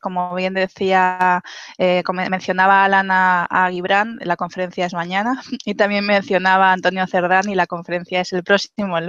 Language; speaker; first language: Spanish; native; Spanish